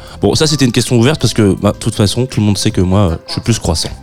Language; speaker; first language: French; native; French